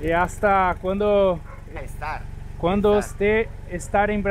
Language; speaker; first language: Spanish; non-native, learner; Portuguese